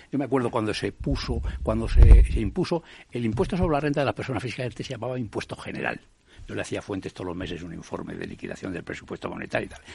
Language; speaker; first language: Spanish; native; Spanish